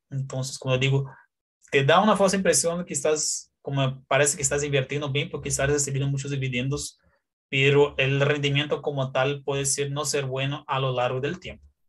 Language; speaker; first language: Spanish; non-native, fluent; Portuguese